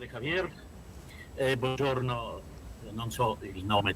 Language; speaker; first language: Italian; non-native, learner; Russian